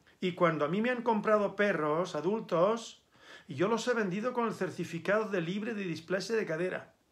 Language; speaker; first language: Spanish; native; Spanish